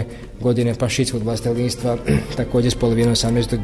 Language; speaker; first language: Croatian; native; Croatian